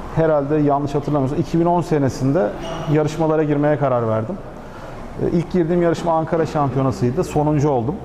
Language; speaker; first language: Turkish; native; Turkish